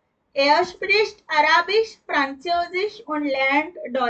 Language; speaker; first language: German; non-native, fluent; Hindi